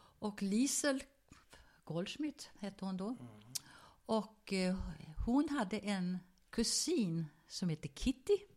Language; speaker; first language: Swedish; early bilingual, other home language; German